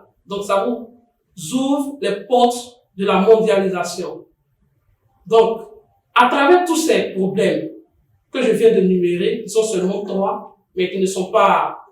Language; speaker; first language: French; non-native, fluent; English